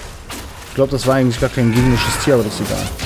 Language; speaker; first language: German; native; German